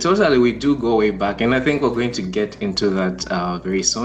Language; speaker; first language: English; non-native, local second language; Bemba